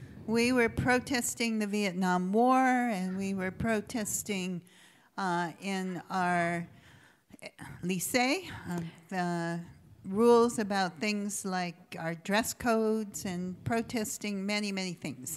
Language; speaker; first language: English; native; English